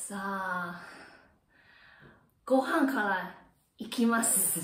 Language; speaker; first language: Japanese; non-native, learner; Chinese